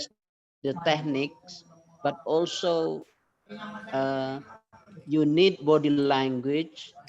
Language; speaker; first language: English; non-native, fluent; Indonesian